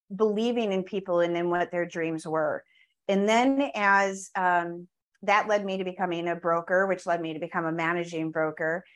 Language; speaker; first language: English; native; English